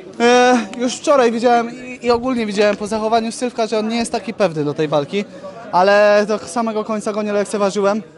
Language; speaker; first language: Polish; native; Polish